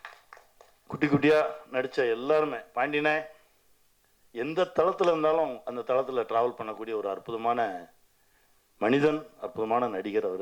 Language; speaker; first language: Tamil; native; Tamil